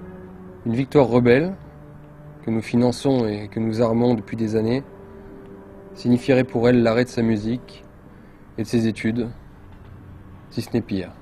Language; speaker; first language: French; native; French